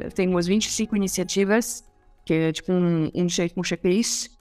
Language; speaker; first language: Portuguese; non-native, fluent; French